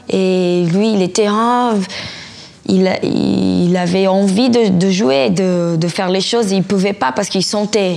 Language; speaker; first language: French; non-native, fluent; Portuguese